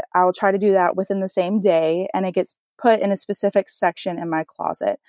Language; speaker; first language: English; native; English